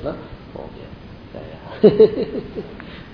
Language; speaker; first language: Russian; non-native, learner; Tibetan